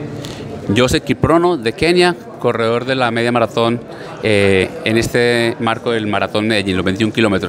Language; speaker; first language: Spanish; native; Spanish